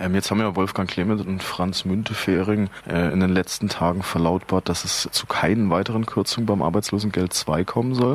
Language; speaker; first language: German; native; German